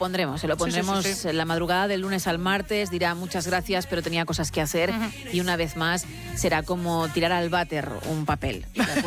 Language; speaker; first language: Spanish; native; Spanish